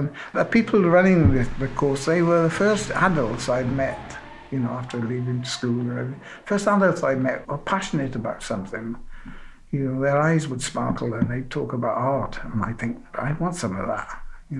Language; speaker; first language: English; native; English